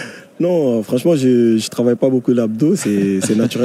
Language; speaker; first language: French; non-native, fluent; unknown